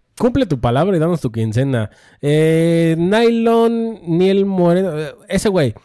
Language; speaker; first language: Spanish; native; Spanish